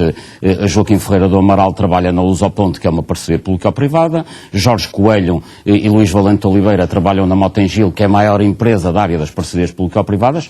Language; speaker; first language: Portuguese; native; Portuguese